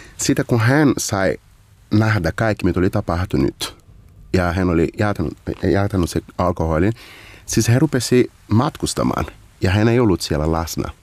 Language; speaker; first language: Finnish; non-native, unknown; Portuguese